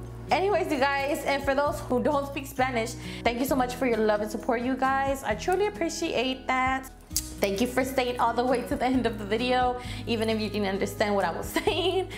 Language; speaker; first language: English; early bilingual, other home language; Spanish